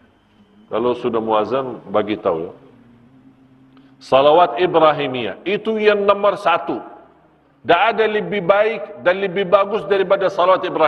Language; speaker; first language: Indonesian; non-native, fluent; Arabic